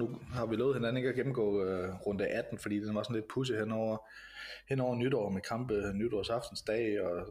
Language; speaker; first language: Danish; native; Danish